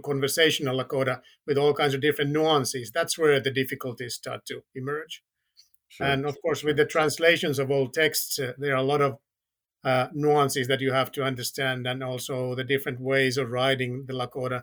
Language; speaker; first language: English; non-native, fluent; Finnish